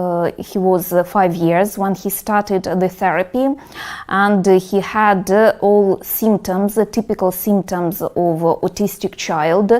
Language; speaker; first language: English; non-native, fluent; Russian